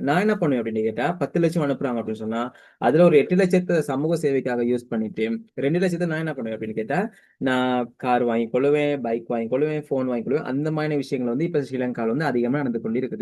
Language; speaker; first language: Tamil; native; Tamil